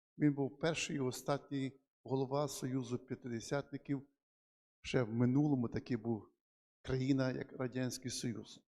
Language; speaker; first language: Ukrainian; native; Ukrainian